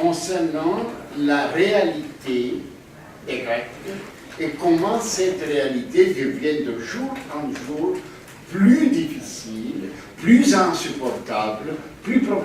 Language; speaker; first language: French; non-native, fluent; Greek